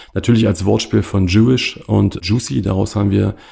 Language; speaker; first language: German; native; German